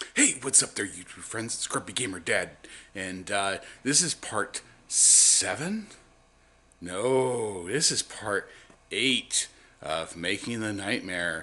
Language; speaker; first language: English; native; English